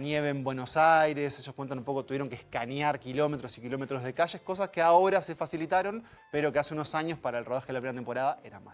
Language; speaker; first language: Spanish; native; Spanish